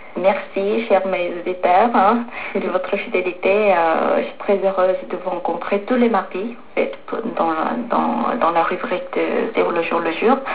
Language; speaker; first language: French; non-native, fluent; Korean